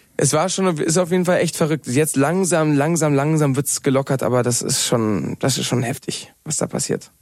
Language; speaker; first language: German; non-native, fluent; Spanish